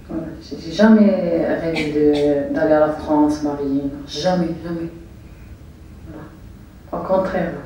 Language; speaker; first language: French; non-native, learner; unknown